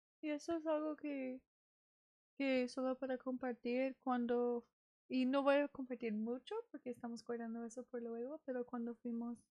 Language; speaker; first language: Spanish; non-native, learner; English